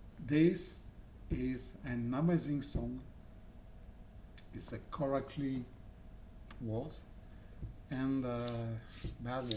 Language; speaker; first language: English; non-native, learner; French